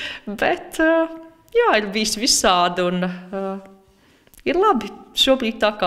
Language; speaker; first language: Latvian; native; Latvian